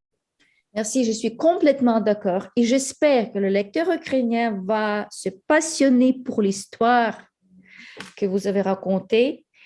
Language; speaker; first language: French; non-native, fluent; Ukrainian